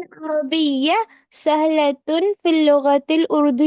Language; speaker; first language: Arabic; non-native, learner; Urdu